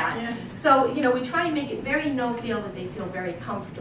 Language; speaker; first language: English; native; English